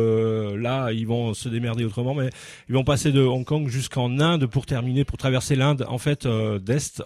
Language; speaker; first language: French; native; French